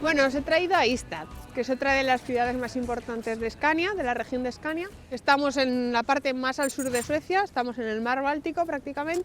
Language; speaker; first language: Spanish; native; Spanish